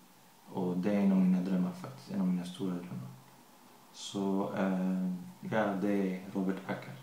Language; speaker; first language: Swedish; early bilingual, other home language; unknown